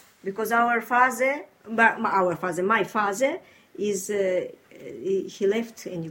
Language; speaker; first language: English; non-native, learner; Ukrainian